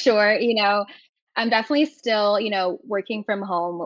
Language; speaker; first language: English; native; English